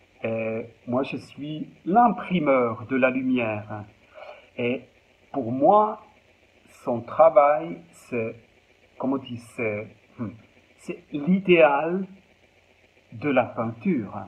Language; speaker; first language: French; non-native, local second language; German